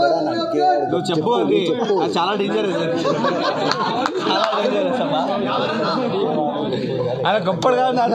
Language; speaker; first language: Telugu; non-native, learner; Hindi